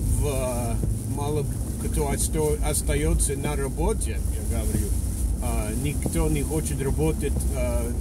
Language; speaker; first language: Russian; non-native, fluent; English